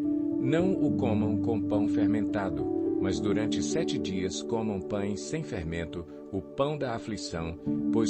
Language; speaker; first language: Portuguese; native; Portuguese